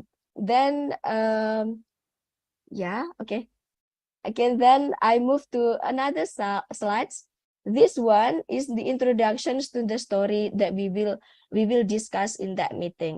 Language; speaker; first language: English; non-native, fluent; Indonesian